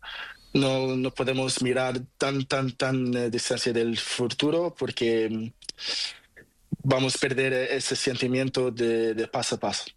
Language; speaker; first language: Spanish; non-native, learner; Portuguese